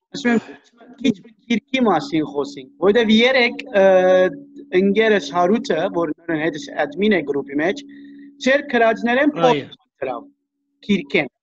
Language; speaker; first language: Armenian; early bilingual, heritage; Armenian